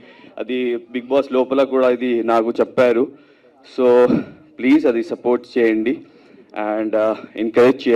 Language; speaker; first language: Telugu; non-native, local second language; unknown